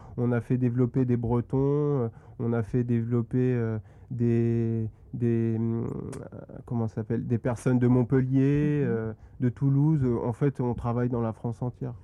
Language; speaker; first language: French; native; French